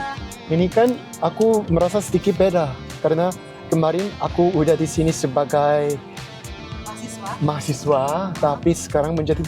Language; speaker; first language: Indonesian; non-native, learner; Korean